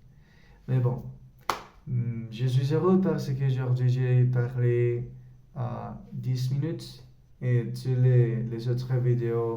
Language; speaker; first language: French; non-native, learner; Spanish